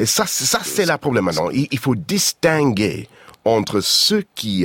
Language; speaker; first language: French; non-native, fluent; English